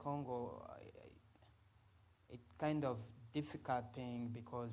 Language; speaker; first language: English; non-native, fluent; Swahili